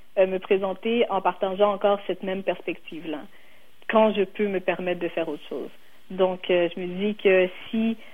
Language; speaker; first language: French; native; French